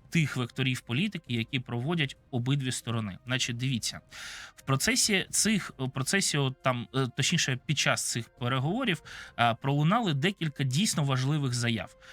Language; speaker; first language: Ukrainian; non-native, local second language; Russian